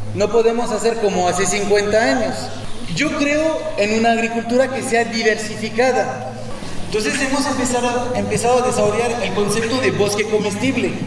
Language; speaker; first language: Spanish; non-native, fluent; French